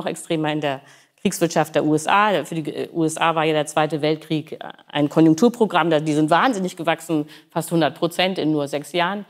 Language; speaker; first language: German; native; German